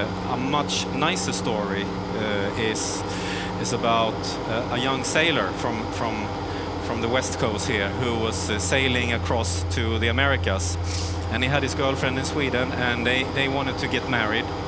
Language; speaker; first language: English; non-native, fluent; Swedish